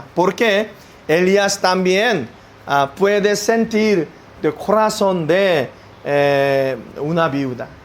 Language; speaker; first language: Spanish; non-native, learner; Korean